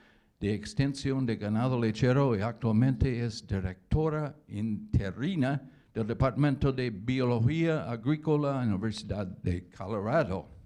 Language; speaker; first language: Spanish; non-native, learner; English